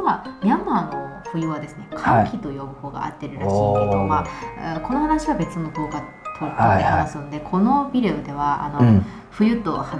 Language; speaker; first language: Japanese; non-native, fluent; Burmese